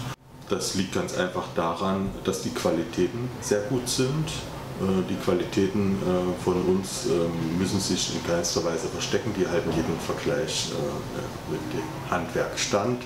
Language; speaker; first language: German; native; German